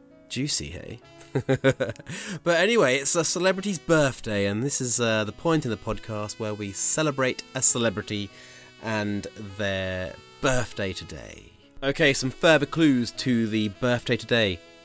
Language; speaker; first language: English; native; English